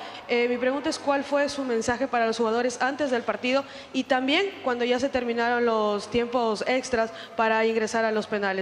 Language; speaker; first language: Spanish; native; Spanish